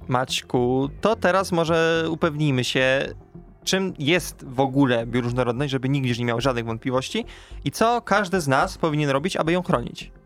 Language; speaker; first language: Polish; native; Polish